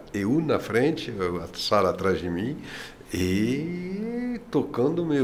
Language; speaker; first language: Portuguese; non-native, fluent; French